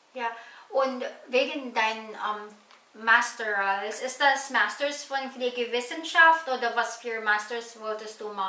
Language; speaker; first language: German; non-native, learner; Filipino